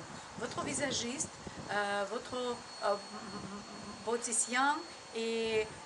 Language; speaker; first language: French; non-native, learner; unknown